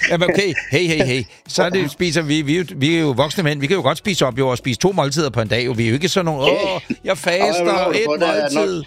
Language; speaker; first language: Danish; native; Danish